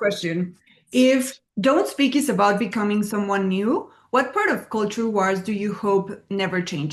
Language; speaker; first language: English; non-native, fluent; Spanish